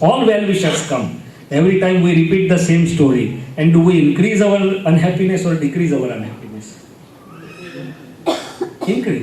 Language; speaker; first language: English; non-native, local second language; Gujarati